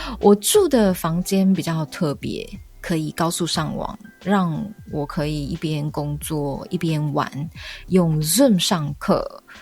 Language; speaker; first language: Chinese; native; Chinese